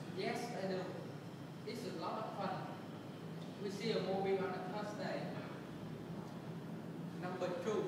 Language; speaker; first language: English; non-native, learner; Vietnamese